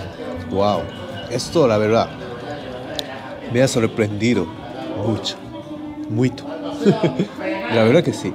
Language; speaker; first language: Spanish; non-native, learner; Japanese